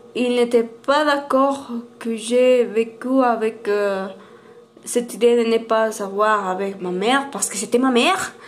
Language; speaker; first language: French; non-native, learner; Spanish